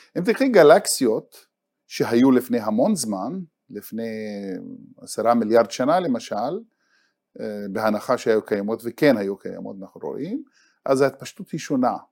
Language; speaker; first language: Hebrew; non-native, local second language; Arabic